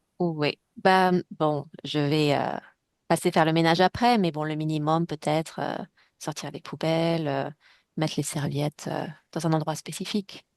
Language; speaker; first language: French; native; French